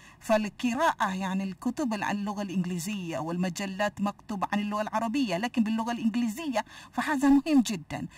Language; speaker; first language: Arabic; non-native, fluent; Malay